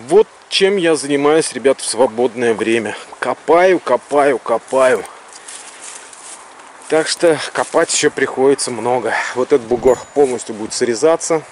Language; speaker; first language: Russian; native; Russian